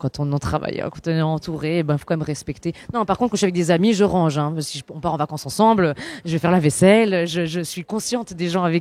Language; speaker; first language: French; native; French